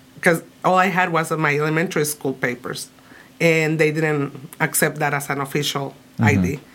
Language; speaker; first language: English; early bilingual, other home language; Spanish